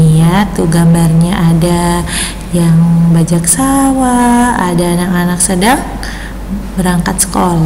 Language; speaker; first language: Indonesian; native; Indonesian